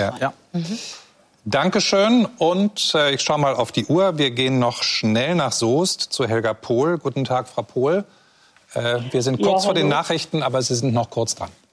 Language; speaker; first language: German; native; German